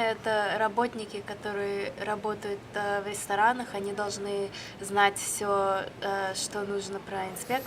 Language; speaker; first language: Russian; early bilingual, other home language; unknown